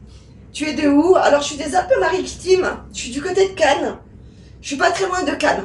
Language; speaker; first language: French; native; French